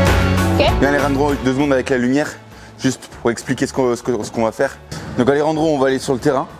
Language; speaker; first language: French; native; French